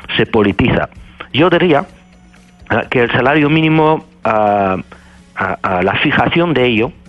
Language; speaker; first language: Spanish; non-native, fluent; Dutch